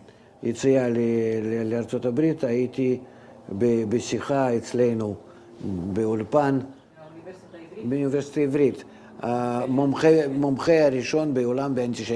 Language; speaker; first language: Hebrew; non-native, fluent; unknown